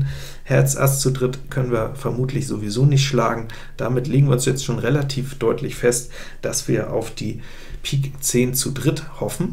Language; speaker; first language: German; native; German